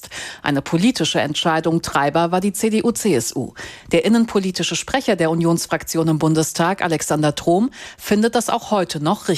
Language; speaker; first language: German; native; German